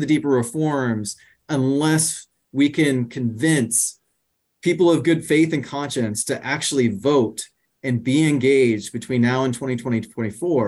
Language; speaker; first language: English; native; English